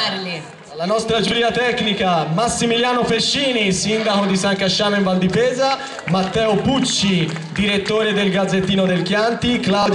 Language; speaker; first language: Italian; native; Italian